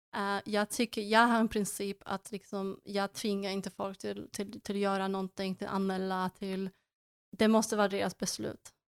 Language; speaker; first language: Swedish; non-native, fluent; Polish